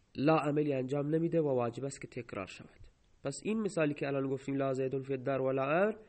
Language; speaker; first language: Persian; non-native, local second language; Baluchi